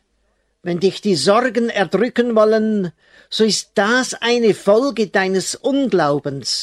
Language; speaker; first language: German; native; German